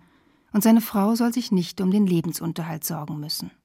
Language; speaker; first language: German; native; German